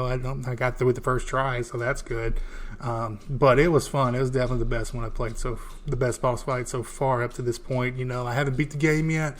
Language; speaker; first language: English; native; English